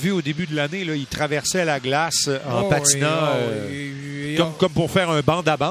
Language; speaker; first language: French; native; French